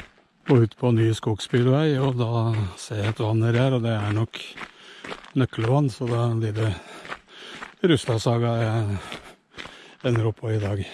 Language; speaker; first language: Norwegian; native; Norwegian